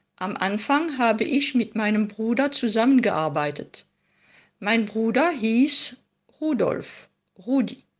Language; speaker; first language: German; non-native, fluent; French